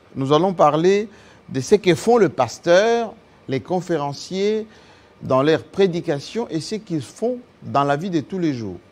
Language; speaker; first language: French; non-native, local second language; Lingala